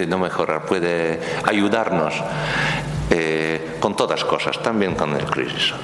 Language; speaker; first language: Spanish; non-native, learner; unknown